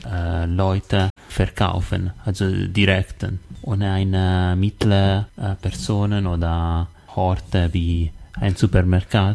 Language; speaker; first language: German; non-native, learner; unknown